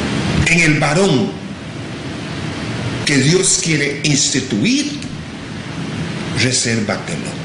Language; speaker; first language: Spanish; non-native, local second language; English